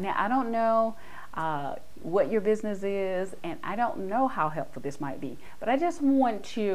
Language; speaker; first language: English; native; English